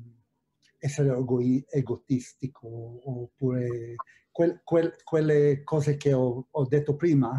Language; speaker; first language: Italian; non-native, fluent; Hebrew